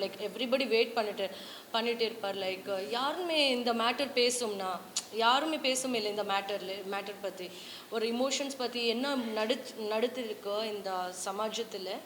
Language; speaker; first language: Tamil; non-native, learner; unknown